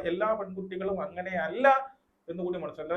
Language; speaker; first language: Malayalam; native; Malayalam